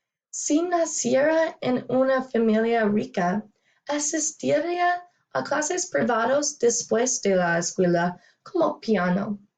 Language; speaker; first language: Spanish; non-native, learner; English